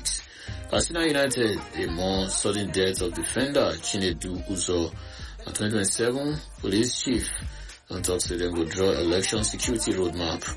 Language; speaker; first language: Nigerian Pidgin; non-native, local second language; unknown